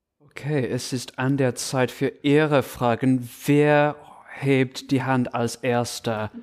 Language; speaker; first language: German; non-native, fluent; English